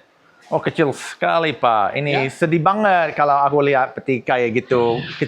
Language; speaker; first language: Indonesian; non-native, fluent; English